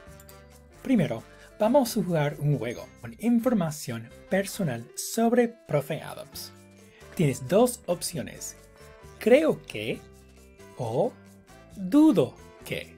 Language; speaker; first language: Spanish; non-native, fluent; English